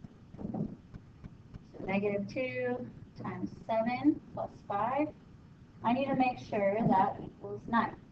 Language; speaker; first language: English; native; English